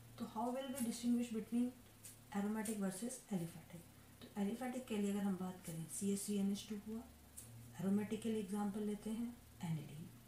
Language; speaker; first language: Hindi; native; Hindi